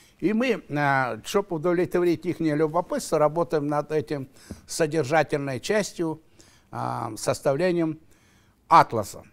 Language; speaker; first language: Russian; non-native, local second language; Kazakh